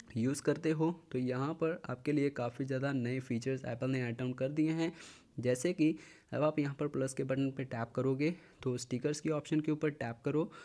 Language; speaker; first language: Hindi; native; Hindi